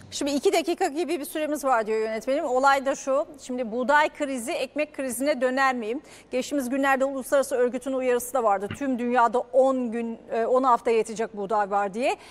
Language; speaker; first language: Turkish; native; Turkish